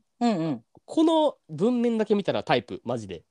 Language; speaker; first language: Japanese; native; Japanese